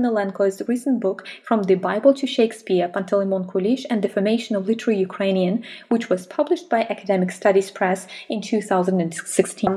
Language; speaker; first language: English; non-native, fluent; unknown